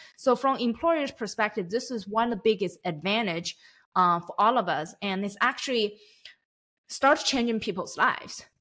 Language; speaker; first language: English; non-native, fluent; Chinese